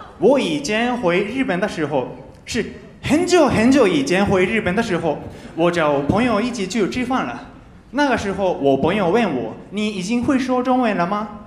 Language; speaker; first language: Chinese; non-native, fluent; Japanese